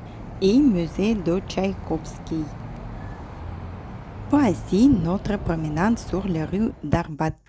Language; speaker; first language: French; non-native, fluent; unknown